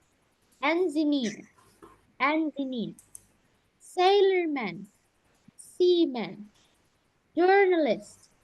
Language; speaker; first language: English; non-native, fluent; Indonesian